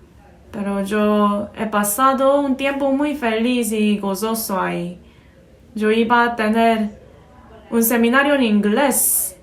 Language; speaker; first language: Spanish; non-native, fluent; Korean